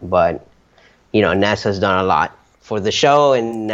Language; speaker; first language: English; early bilingual, other home language; Spanish